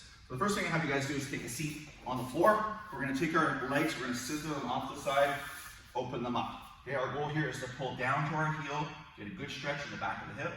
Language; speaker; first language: English; native; English